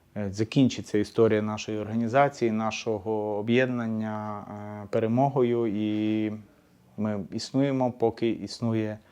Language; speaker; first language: Ukrainian; native; Ukrainian